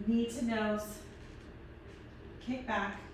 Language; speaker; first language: English; native; English